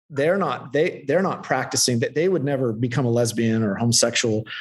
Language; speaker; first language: English; native; English